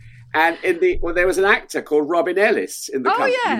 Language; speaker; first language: English; native; English